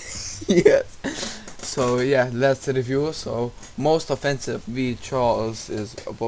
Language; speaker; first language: English; non-native, learner; Russian